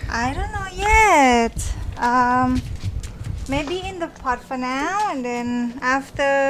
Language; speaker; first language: English; non-native, fluent; Thai